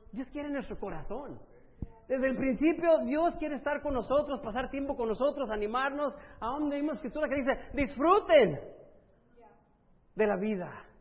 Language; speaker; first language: Spanish; early bilingual, other home language; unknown